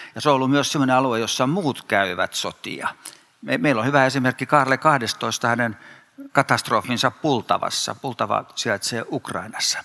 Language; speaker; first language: Finnish; native; Finnish